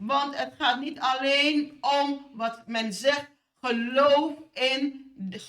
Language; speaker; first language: Dutch; non-native, fluent; Indonesian